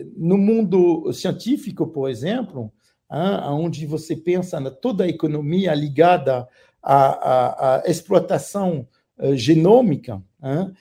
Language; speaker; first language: Portuguese; non-native, fluent; French